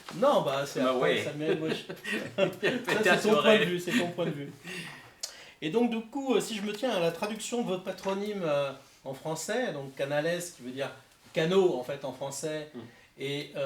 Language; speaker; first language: French; native; French